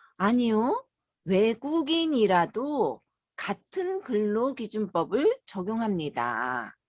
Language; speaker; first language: Korean; native; Korean